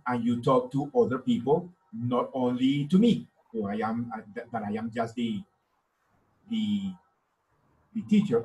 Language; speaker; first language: English; non-native, fluent; Spanish